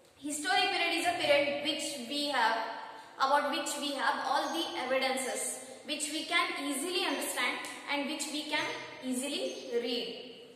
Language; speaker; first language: English; non-native, local second language; Kannada